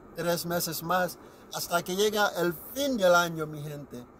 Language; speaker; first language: Spanish; non-native, fluent; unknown